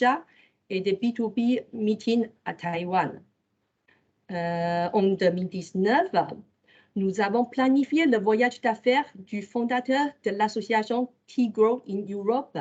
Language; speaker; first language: French; non-native, fluent; Chinese